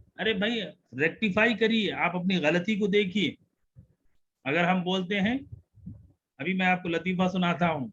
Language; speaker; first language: Urdu; native; Urdu